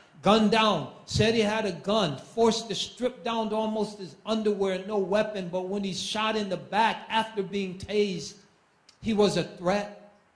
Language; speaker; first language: English; native; English